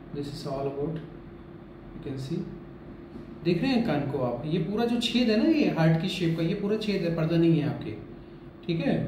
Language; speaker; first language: Hindi; native; Hindi